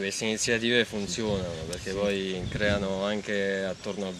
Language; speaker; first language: Italian; native; Italian